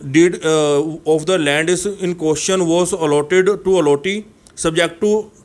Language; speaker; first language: English; non-native, local second language; Punjabi